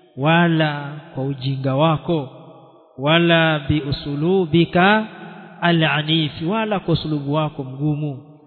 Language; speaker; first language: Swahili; native; Swahili